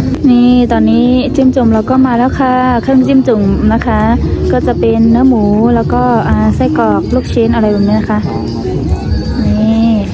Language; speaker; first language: Thai; non-native, fluent; Khün